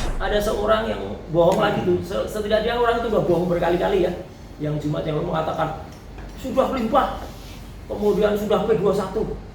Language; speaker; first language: Indonesian; non-native, local second language; Javanese